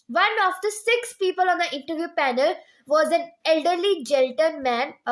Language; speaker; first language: English; non-native, local second language; Punjabi